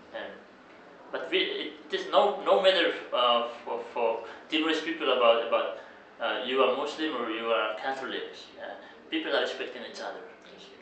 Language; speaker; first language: English; non-native, learner; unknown